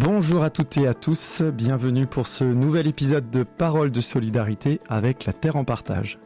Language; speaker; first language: French; native; French